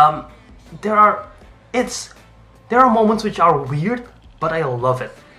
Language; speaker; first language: English; non-native, fluent; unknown